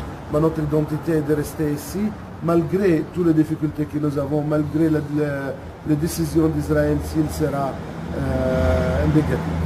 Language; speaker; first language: French; non-native, local second language; Arabic